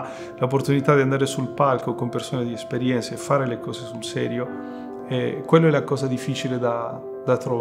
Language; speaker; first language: Italian; non-native, fluent; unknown